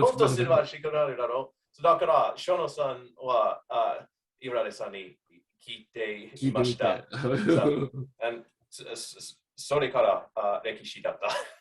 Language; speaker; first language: Japanese; non-native, learner; English